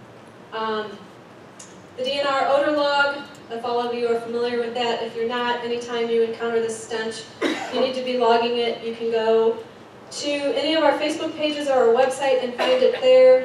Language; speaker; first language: English; native; English